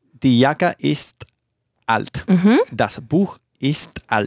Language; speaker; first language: German; non-native, learner; Spanish